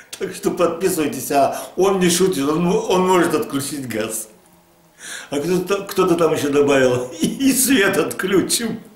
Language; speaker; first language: Russian; native; Russian